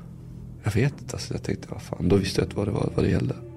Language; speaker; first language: Swedish; early bilingual, other home language; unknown